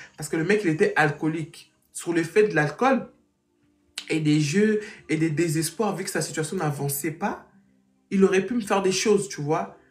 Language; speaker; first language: French; non-native, fluent; Portuguese